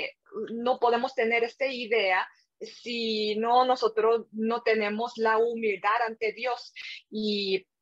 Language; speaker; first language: Spanish; non-native, fluent; Korean